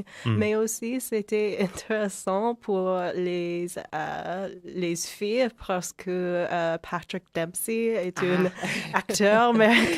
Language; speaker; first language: French; non-native, learner; English